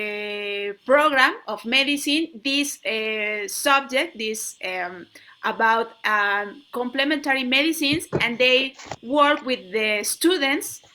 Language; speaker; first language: English; non-native, learner; Spanish